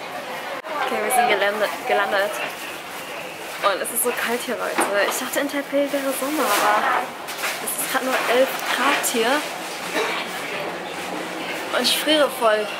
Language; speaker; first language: German; early bilingual, other home language; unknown